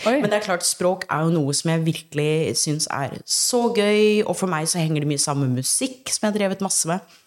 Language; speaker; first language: Norwegian; early bilingual, other home language; English